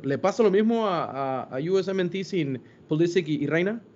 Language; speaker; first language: Spanish; native; Spanish